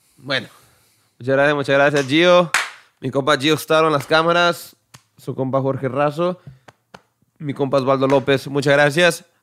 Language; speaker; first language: Spanish; early bilingual, heritage; Spanish